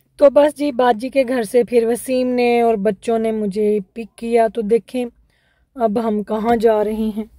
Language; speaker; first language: Urdu; non-native, local second language; Punjabi